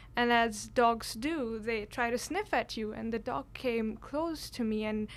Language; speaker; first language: English; non-native, local second language; Kashmiri